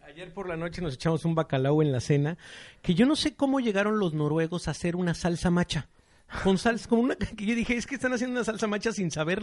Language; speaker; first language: Spanish; native; Spanish